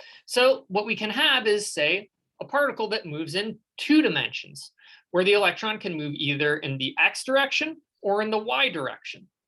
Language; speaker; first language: English; native; English